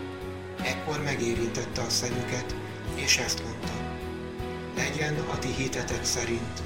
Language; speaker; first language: Hungarian; native; Hungarian